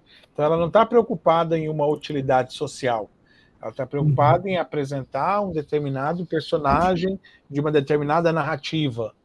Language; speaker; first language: Portuguese; native; Portuguese